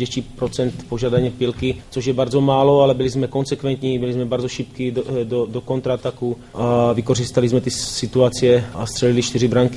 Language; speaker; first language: Polish; non-native, learner; Czech